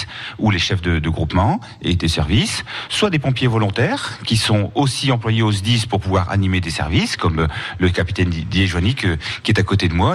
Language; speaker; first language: French; native; French